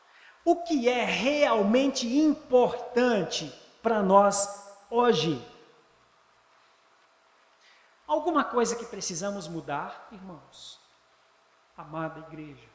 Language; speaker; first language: Portuguese; native; Portuguese